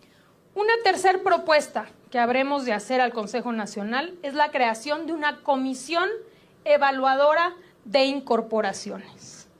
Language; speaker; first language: Spanish; native; Spanish